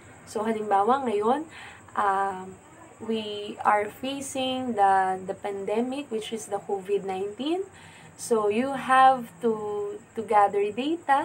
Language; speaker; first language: English; non-native, local second language; Filipino